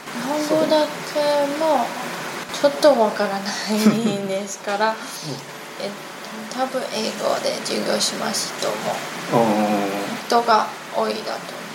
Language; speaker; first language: Japanese; non-native, learner; Chinese